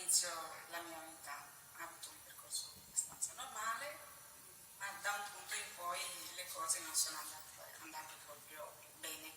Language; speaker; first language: Italian; non-native, fluent; Romanian